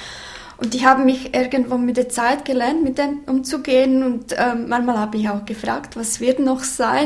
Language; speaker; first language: German; non-native, fluent; Bosnian